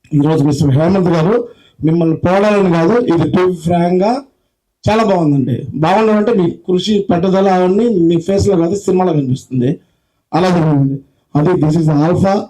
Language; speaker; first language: Telugu; native; Telugu